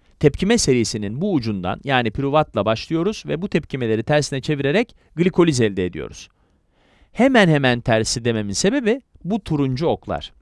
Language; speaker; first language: Turkish; native; Turkish